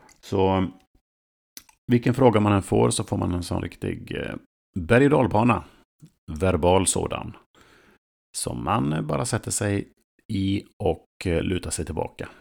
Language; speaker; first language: Swedish; native; Swedish